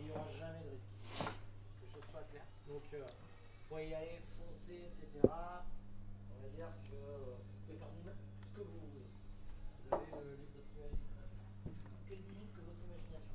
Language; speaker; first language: French; native; French